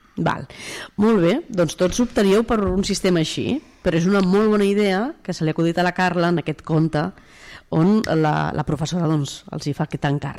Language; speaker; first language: Catalan; native; Catalan